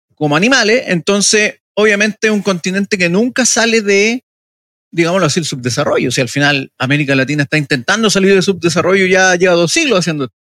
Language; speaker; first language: Spanish; native; Spanish